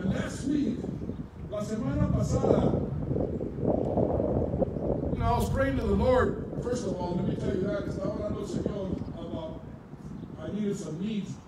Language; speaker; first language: English; early bilingual, other home language; Spanish